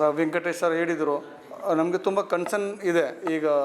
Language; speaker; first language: Kannada; non-native, local second language; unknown